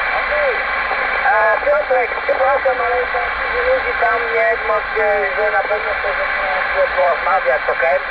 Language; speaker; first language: Polish; non-native, learner; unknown